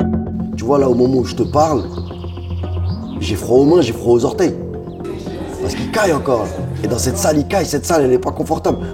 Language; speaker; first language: French; native; French